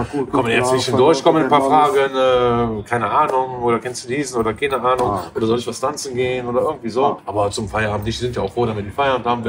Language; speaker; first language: German; native; German